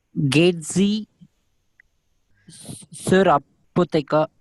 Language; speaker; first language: German; non-native, learner; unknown